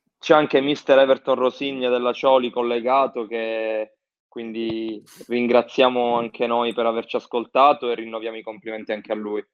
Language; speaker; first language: Italian; native; Italian